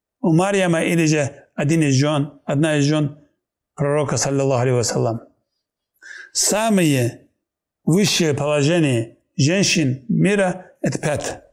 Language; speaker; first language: Russian; non-native, local second language; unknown